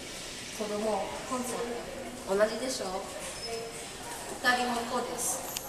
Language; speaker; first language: Japanese; non-native, learner; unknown